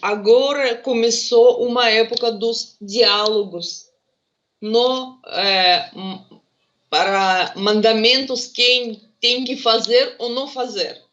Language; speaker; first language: Portuguese; non-native, fluent; Russian